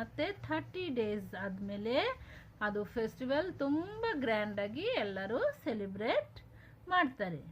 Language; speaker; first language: Kannada; non-native, local second language; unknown